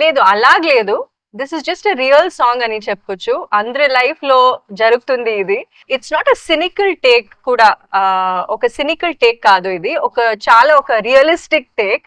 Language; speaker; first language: Telugu; early bilingual, heritage; Kannada